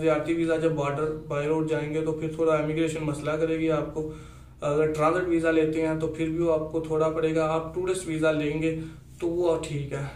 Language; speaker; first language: Urdu; non-native, local second language; Punjabi